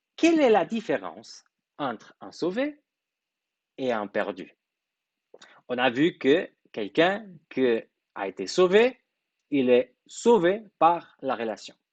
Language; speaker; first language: French; non-native, fluent; Portuguese